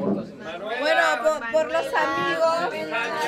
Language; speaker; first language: Spanish; native; Spanish